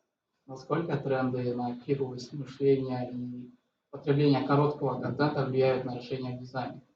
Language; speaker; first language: Russian; native; Russian